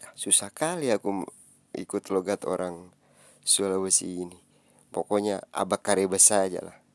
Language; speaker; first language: Indonesian; non-native, local second language; Sundanese